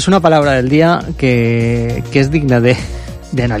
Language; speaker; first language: Spanish; native; Spanish